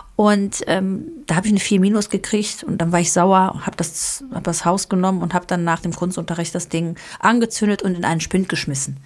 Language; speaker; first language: German; early bilingual, other home language; Greek